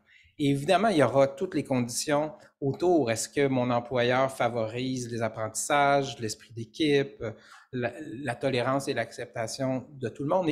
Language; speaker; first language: French; native; French